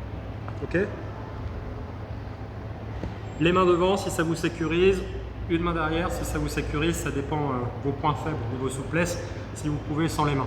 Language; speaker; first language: French; native; French